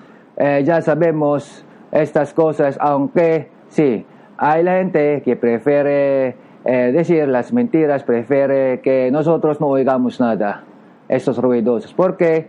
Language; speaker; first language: Spanish; non-native, learner; Japanese